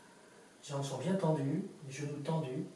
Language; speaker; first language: French; native; French